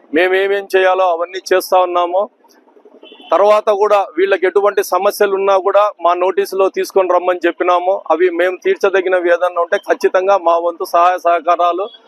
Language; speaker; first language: Telugu; native; Telugu